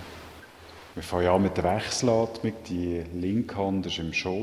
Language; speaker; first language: German; native; German